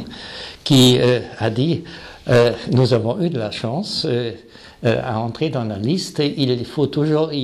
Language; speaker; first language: French; non-native, fluent; German